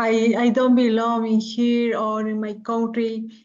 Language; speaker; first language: English; non-native, learner; Spanish